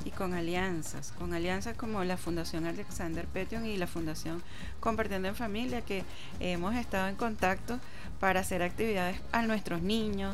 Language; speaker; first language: Spanish; native; Spanish